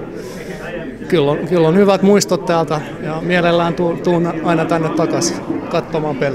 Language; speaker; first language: Finnish; non-native, local second language; Swedish